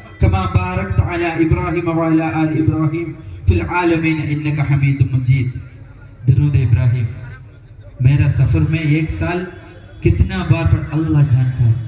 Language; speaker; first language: Urdu; non-native, local second language; Malayalam